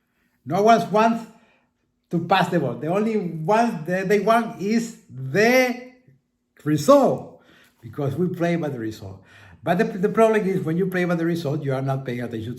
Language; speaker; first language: English; non-native, fluent; Spanish